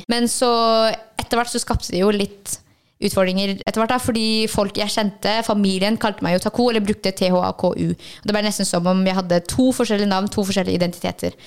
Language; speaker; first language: Norwegian; early bilingual, other home language; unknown